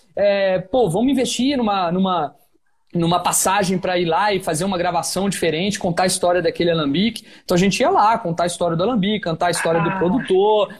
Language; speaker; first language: Portuguese; native; Portuguese